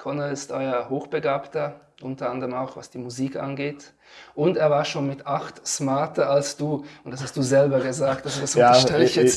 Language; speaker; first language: German; native; German